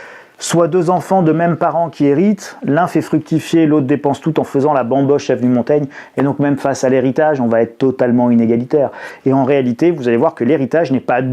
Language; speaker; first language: French; native; French